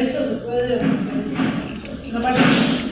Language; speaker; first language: Spanish; native; Spanish